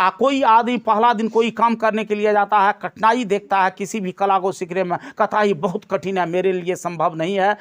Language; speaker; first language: Hindi; native; Hindi